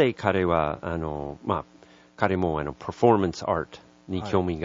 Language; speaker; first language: Japanese; non-native, learner; English